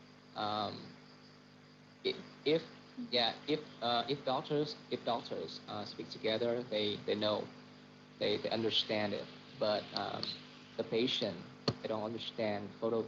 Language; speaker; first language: English; non-native, learner; Vietnamese